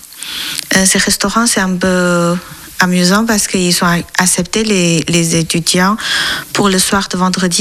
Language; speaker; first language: French; non-native, learner; Chinese